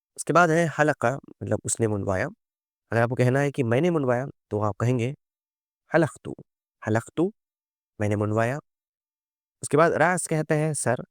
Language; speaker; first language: Urdu; native; Urdu